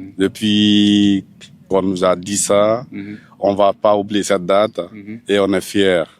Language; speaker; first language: French; non-native, local second language; Fula